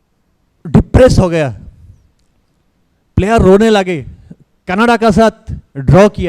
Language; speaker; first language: Hindi; non-native, learner; Bangla